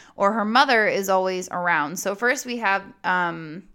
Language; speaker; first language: English; native; English